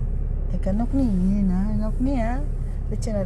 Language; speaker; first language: Dutch; non-native, learner; Filipino